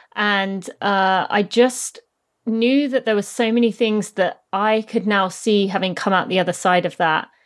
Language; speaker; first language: English; native; English